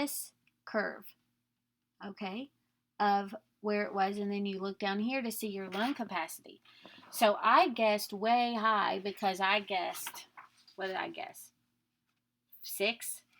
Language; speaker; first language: English; native; English